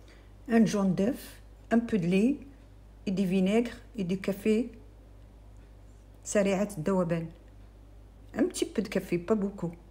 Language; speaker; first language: French; non-native, local second language; Arabic